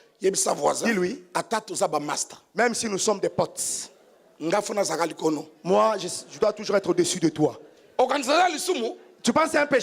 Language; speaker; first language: French; non-native, local second language; Lingala